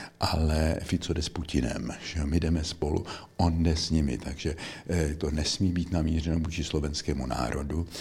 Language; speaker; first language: Czech; native; Czech